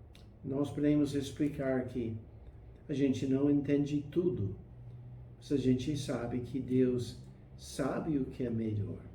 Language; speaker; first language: Portuguese; non-native, fluent; English